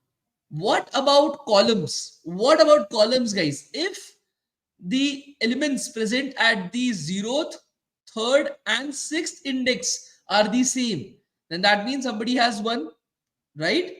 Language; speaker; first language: English; non-native, local second language; Hindi